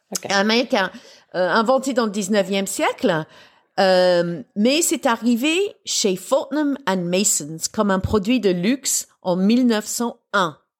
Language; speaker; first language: French; non-native, fluent; English